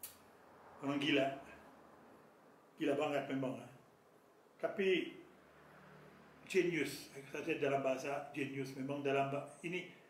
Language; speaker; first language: Indonesian; non-native, fluent; French